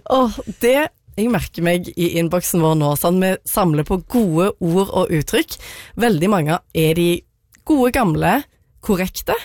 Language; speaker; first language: Norwegian; native; Norwegian